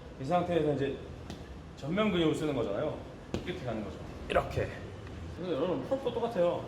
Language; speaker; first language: Korean; native; Korean